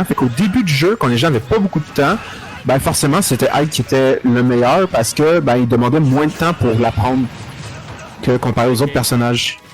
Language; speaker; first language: French; native; French